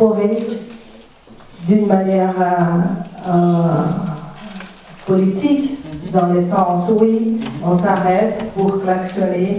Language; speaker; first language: French; non-native, fluent; Portuguese